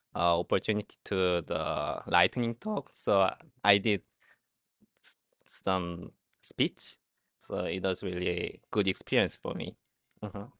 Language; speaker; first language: English; non-native, learner; Korean